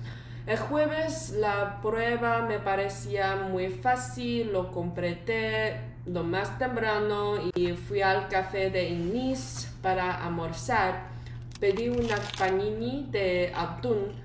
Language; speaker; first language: Spanish; non-native, learner; Chinese